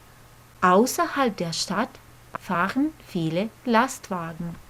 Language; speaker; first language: German; non-native, fluent; Croatian